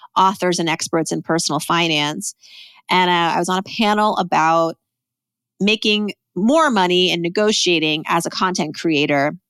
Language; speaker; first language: English; early bilingual, other home language; Persian